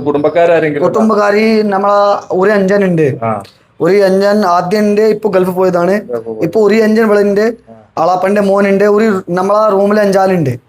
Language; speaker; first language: Malayalam; non-native, local second language; Hindi